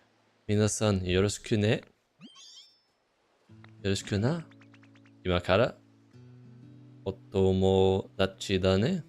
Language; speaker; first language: Japanese; non-native, fluent; English